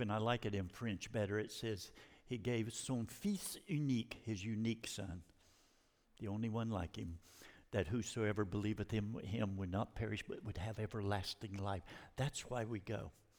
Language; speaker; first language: English; native; English